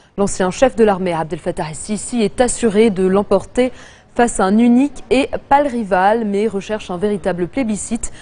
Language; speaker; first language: French; non-native, local second language; Arabic